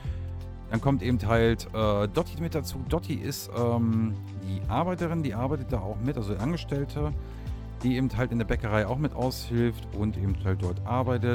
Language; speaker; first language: German; native; German